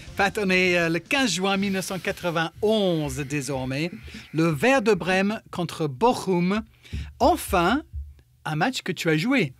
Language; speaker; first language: French; non-native, fluent; English